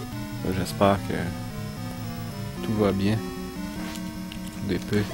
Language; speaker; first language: French; native; French